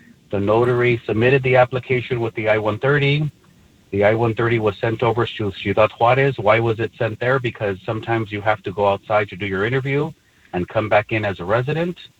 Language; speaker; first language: English; early bilingual, other home language; Spanish